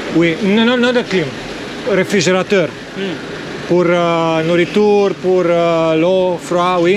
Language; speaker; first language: French; non-native, learner; Romanian